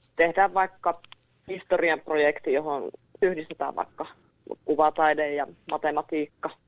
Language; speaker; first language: Finnish; native; Finnish